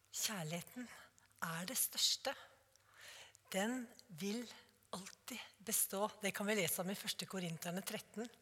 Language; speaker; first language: Norwegian; native; Norwegian